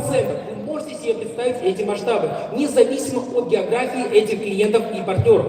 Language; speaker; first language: Russian; native; Russian